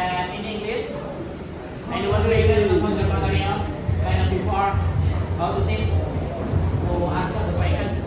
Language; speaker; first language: English; non-native, learner; Indonesian